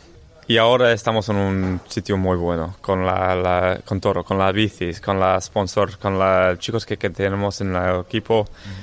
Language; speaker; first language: Spanish; non-native, learner; English